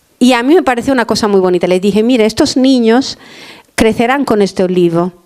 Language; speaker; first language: Spanish; non-native, fluent; Albanian